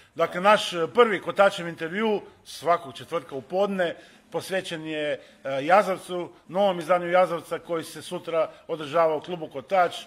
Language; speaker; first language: Croatian; native; Croatian